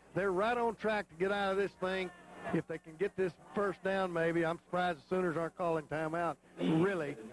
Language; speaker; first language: English; native; English